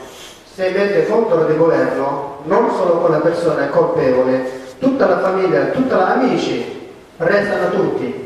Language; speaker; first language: Italian; non-native, learner; Tibetan